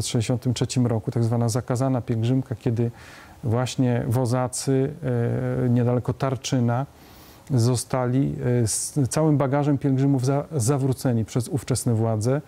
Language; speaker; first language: Polish; native; Polish